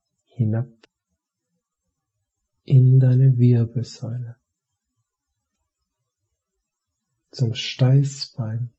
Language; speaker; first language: German; native; German